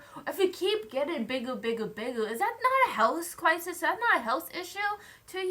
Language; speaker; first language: English; native; English